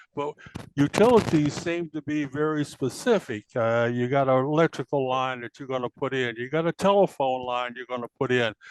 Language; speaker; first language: English; native; English